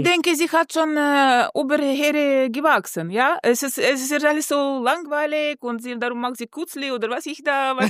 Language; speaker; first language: German; non-native, fluent; Russian